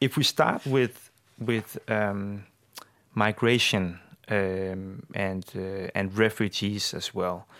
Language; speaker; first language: English; non-native, fluent; Danish